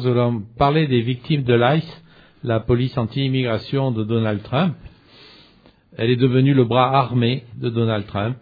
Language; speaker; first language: French; native; French